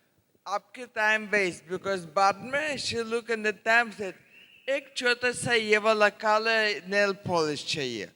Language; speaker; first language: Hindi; non-native, learner; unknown